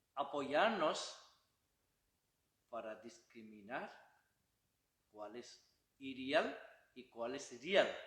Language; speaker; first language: Spanish; non-native, learner; Bangla